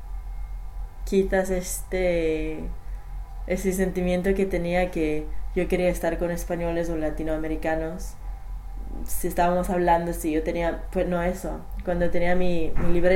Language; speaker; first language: Spanish; non-native, learner; English